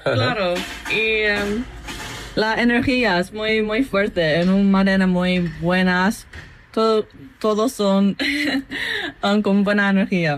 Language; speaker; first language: Spanish; non-native, learner; English